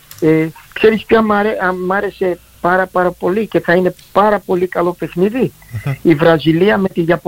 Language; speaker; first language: Greek; early bilingual, heritage; Greek